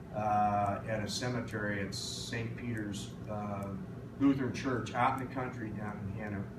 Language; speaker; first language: English; native; English